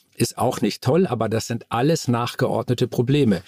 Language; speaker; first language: German; native; German